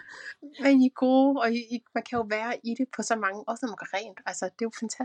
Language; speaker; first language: Danish; native; Danish